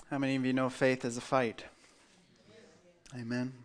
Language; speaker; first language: English; native; English